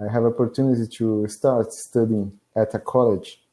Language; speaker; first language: English; non-native, learner; Portuguese